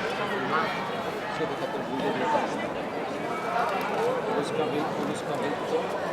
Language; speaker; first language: Italian; native; Italian